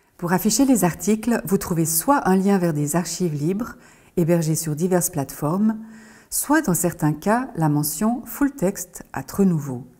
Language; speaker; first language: French; native; French